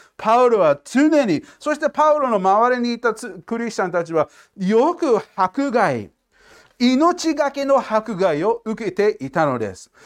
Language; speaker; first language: Japanese; non-native, fluent; English